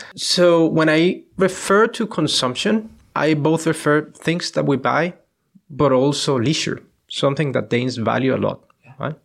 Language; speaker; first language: English; non-native, fluent; Spanish